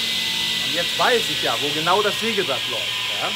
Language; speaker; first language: German; native; German